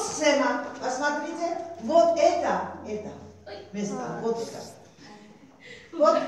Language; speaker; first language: Russian; non-native, fluent; Georgian